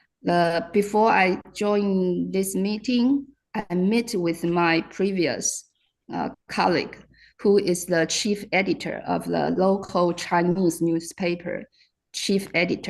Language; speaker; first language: English; non-native, fluent; Chinese